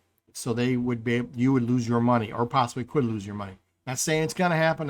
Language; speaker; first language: English; native; English